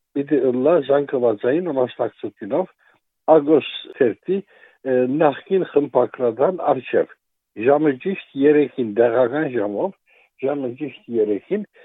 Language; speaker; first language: Armenian; native; Armenian